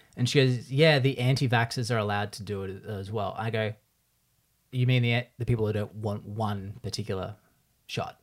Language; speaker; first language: English; native; English